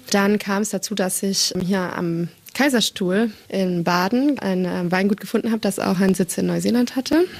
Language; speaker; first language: German; native; German